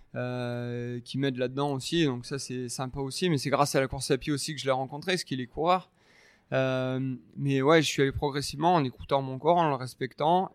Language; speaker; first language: French; native; French